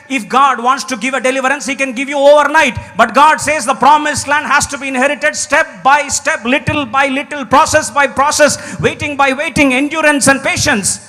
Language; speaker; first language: English; non-native, local second language; Telugu